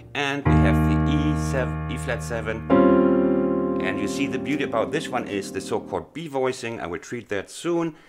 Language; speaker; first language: English; non-native, fluent; German